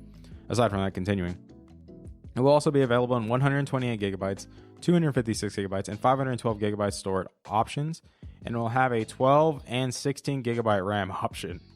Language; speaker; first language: English; native; English